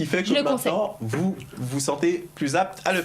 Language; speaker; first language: French; native; French